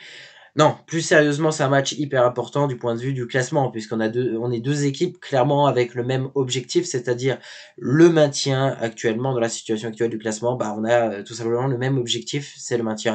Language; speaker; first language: French; native; French